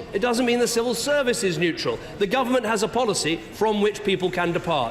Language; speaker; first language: English; native; English